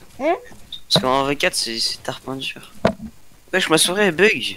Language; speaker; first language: French; native; French